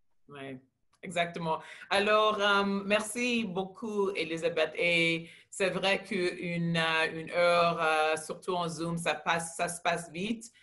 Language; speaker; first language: French; non-native, local second language; English